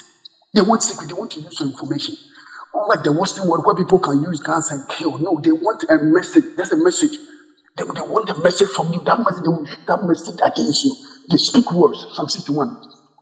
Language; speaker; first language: English; non-native, local second language; Akan